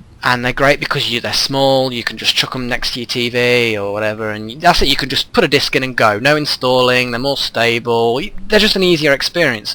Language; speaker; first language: English; native; English